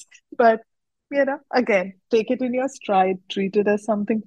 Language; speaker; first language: English; non-native, local second language; Hindi